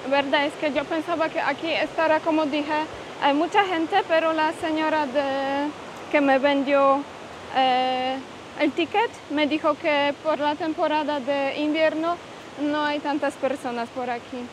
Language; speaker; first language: Spanish; non-native, fluent; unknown